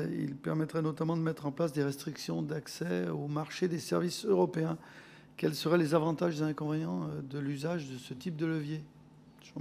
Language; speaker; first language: French; native; French